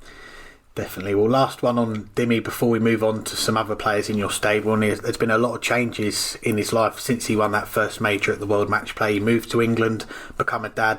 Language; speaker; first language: English; native; English